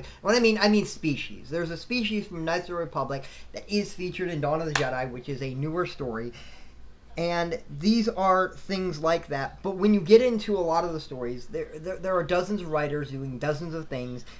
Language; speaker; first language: English; native; English